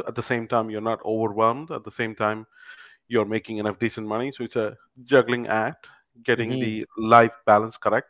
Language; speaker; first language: English; non-native, local second language; Tamil